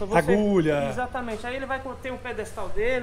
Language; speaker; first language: Portuguese; native; Portuguese